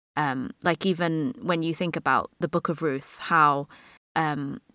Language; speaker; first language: English; native; English